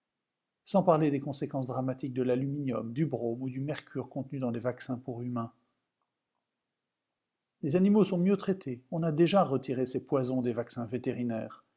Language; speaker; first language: French; native; French